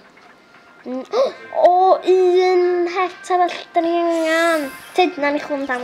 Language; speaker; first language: Welsh; native; Welsh